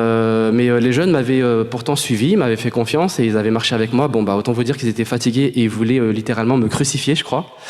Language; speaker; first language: French; native; French